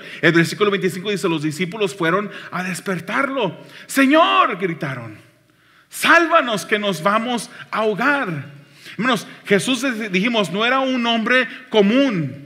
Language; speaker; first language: Spanish; native; Spanish